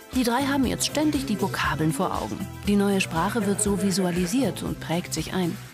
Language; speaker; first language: German; native; German